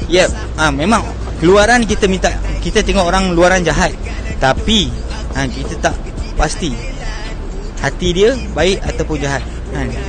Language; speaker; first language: Malay; native; Malay